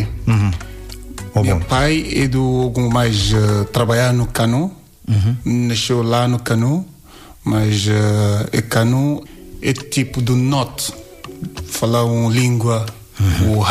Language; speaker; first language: Portuguese; non-native, learner; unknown